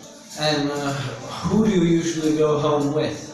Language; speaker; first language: English; non-native, learner; Vietnamese